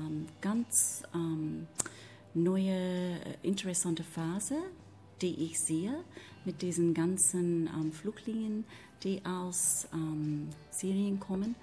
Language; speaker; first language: German; non-native, fluent; English